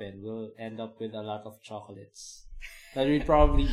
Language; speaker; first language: English; non-native, local second language; Filipino